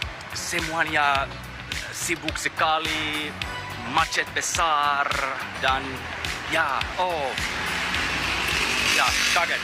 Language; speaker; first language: Indonesian; non-native, fluent; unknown